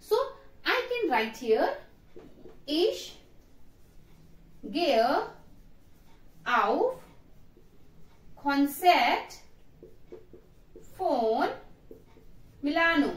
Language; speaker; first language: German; non-native, learner; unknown